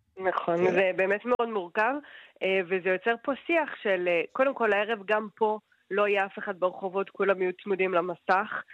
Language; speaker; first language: Hebrew; native; Hebrew